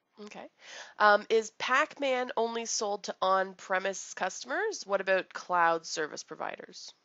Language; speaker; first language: English; native; English